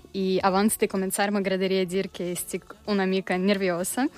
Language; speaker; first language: Catalan; non-native, learner; Russian